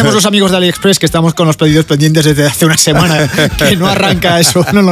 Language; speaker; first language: Spanish; native; Spanish